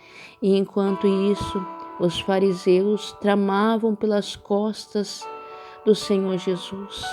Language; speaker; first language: Portuguese; native; Portuguese